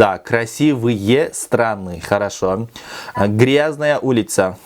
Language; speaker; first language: Russian; non-native, local second language; Kyrgyz